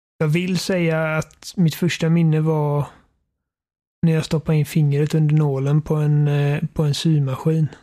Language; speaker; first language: Swedish; native; Swedish